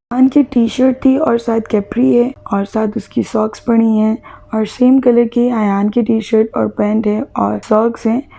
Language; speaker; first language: Urdu; native; Urdu